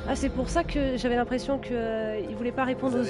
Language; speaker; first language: French; native; French